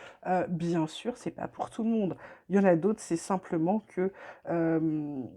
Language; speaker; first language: French; native; French